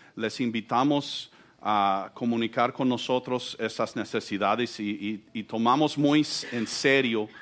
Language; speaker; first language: Spanish; non-native, fluent; English